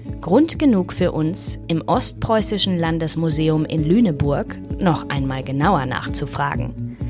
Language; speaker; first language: German; native; German